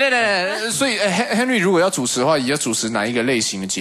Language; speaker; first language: Chinese; native; Chinese